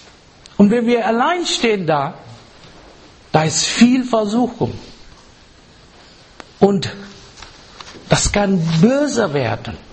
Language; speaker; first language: German; non-native, fluent; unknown